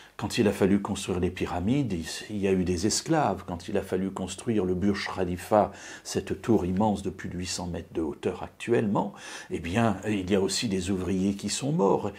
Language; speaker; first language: French; native; French